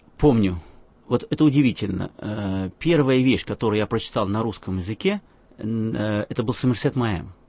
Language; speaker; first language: Russian; early bilingual, other home language; Arabic